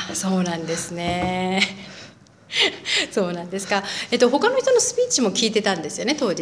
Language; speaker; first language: Japanese; native; Japanese